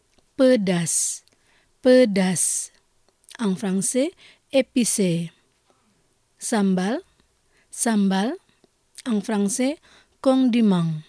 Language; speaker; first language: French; non-native, fluent; Indonesian